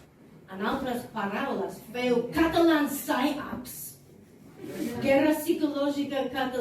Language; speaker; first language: Catalan; non-native, fluent; English